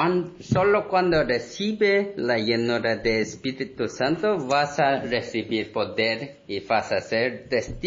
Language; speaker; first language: Spanish; non-native, learner; Korean